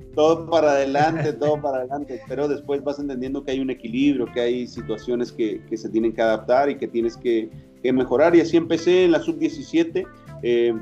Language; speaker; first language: Spanish; native; Spanish